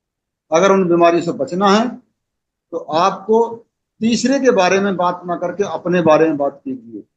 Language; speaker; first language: Hindi; native; Hindi